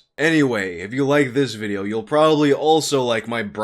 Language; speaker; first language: English; native; English